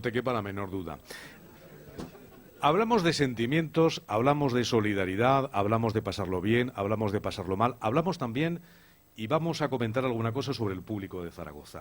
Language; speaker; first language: Spanish; native; Spanish